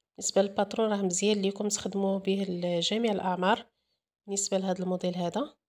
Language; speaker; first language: Arabic; native; Arabic